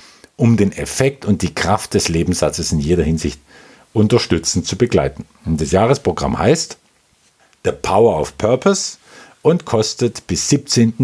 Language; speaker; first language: German; native; German